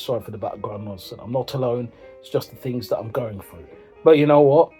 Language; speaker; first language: English; native; English